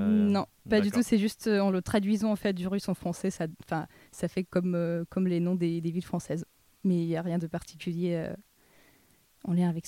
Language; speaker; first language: French; non-native, fluent; Russian